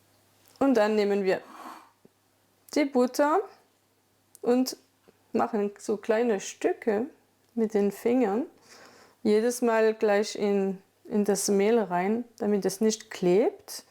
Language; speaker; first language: German; non-native, fluent; French